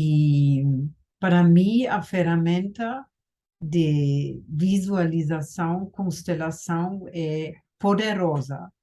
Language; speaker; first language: Portuguese; non-native, fluent; German